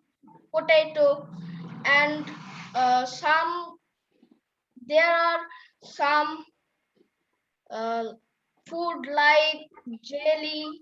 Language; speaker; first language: English; non-native, learner; Bangla